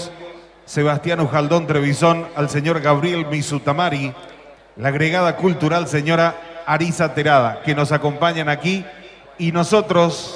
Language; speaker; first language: Spanish; native; Spanish